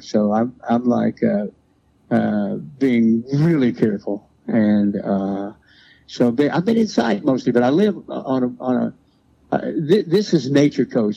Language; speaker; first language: English; native; English